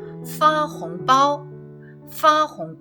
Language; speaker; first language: Chinese; non-native, fluent; Korean